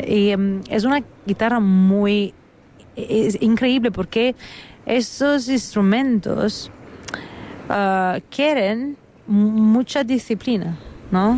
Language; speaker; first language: Spanish; non-native, fluent; Italian